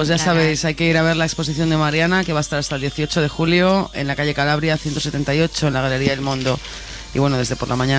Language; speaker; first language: Spanish; native; Spanish